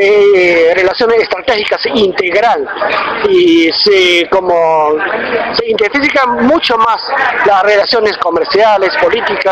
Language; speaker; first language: Spanish; non-native, fluent; Chinese